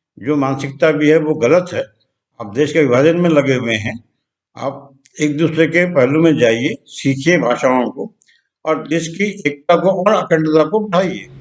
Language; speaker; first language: Hindi; non-native, local second language; Telugu